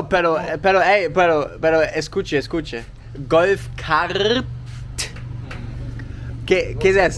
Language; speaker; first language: Spanish; non-native, learner; German